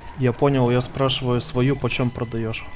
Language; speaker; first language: Russian; native; Russian